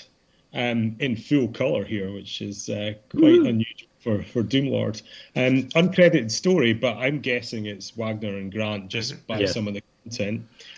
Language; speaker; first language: English; native; English